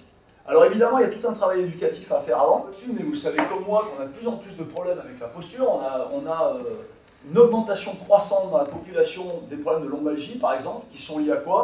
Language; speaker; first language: French; native; French